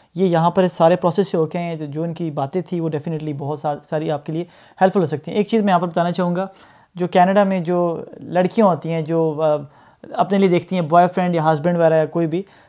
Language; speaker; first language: Urdu; native; Urdu